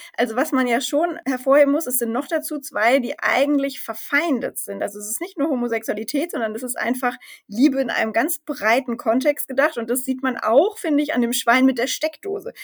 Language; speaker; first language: German; native; German